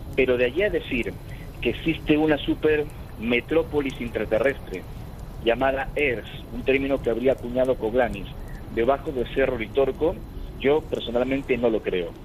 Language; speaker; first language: Spanish; native; Spanish